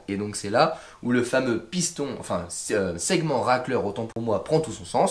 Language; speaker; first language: French; native; French